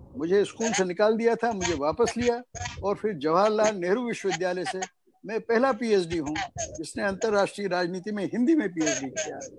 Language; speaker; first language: Hindi; native; Hindi